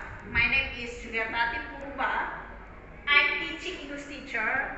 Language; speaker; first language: English; non-native, learner; Indonesian